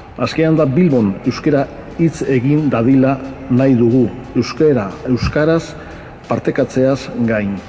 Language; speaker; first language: Basque; native; Basque